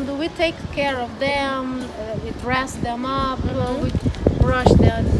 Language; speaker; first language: English; non-native, learner; Portuguese